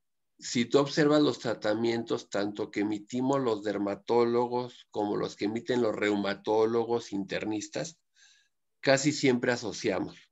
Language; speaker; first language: Spanish; native; Spanish